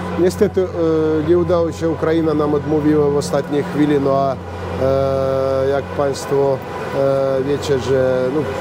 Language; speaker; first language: Polish; non-native, fluent; Russian